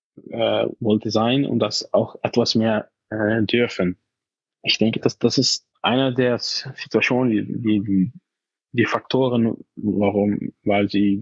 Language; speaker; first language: German; non-native, fluent; Dutch